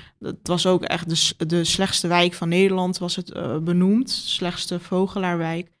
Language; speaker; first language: Dutch; early bilingual, other home language; Turkish